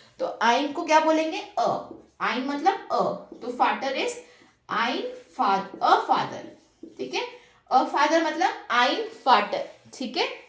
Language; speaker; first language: Hindi; native; Hindi